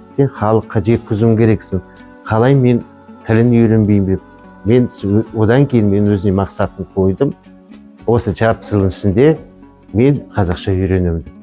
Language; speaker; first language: Kazakh; non-native, local second language; Chechen